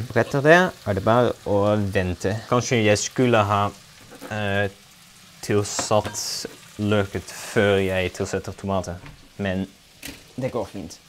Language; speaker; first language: Norwegian; non-native, learner; Dutch